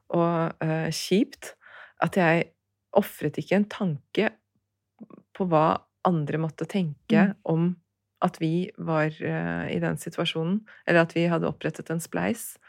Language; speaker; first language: Norwegian; early bilingual, other home language; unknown